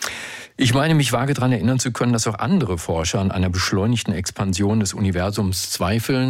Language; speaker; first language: German; native; German